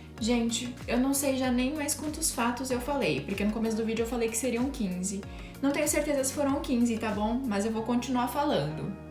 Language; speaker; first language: Portuguese; native; Portuguese